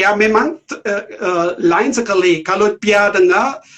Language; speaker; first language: Indonesian; non-native, learner; German